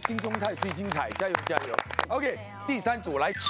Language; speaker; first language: Chinese; native; Chinese